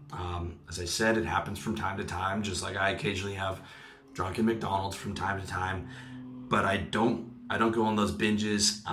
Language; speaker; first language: English; native; English